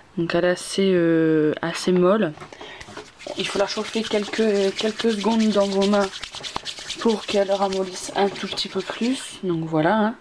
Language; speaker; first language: French; native; French